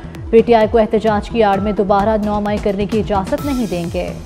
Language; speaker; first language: Urdu; native; Urdu